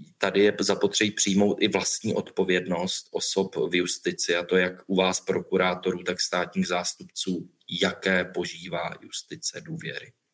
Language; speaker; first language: Czech; native; Czech